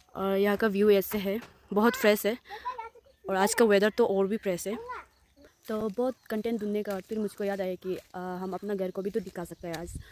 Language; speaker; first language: Hindi; non-native, local second language; Nyishi